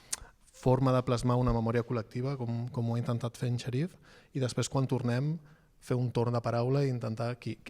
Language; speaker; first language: Catalan; native; Catalan